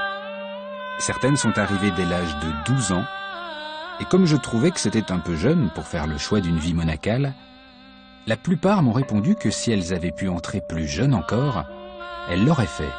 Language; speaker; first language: French; native; French